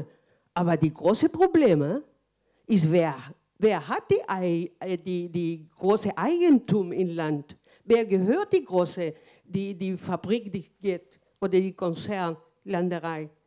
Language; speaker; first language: German; non-native, fluent; Spanish